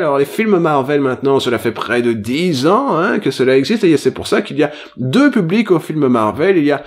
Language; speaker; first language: French; native; French